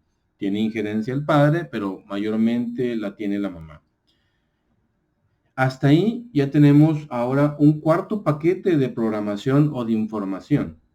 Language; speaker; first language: Spanish; native; Spanish